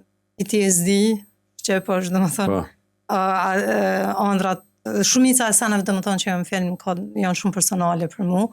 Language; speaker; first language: Albanian; native; Albanian